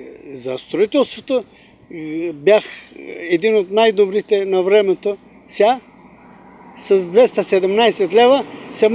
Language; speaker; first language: Bulgarian; non-native, local second language; Turkish